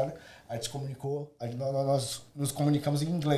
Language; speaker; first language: Portuguese; native; Portuguese